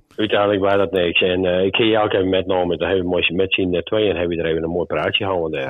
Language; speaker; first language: Dutch; native; Dutch